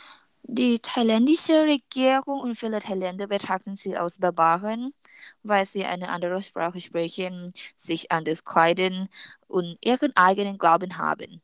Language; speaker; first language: German; non-native, learner; Thai